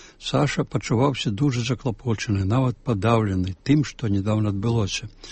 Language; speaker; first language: Belarusian; native; Belarusian